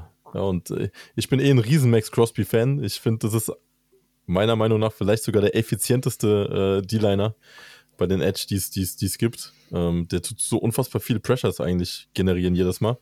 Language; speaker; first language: German; native; German